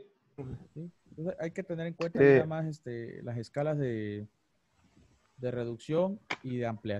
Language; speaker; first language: Spanish; native; Spanish